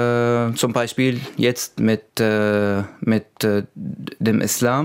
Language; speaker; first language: German; non-native, learner; Arabic